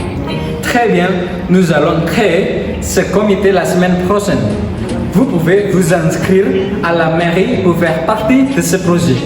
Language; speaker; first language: French; non-native, learner; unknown